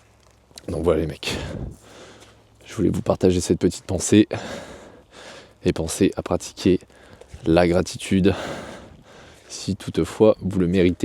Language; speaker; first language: French; native; French